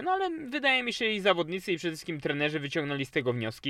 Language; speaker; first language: Polish; native; Polish